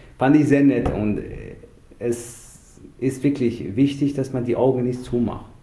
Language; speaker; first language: German; non-native, fluent; Persian